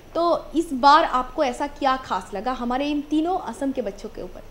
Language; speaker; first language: Hindi; non-native, local second language; Assamese